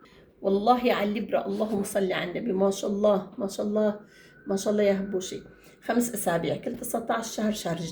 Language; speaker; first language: Arabic; native; Arabic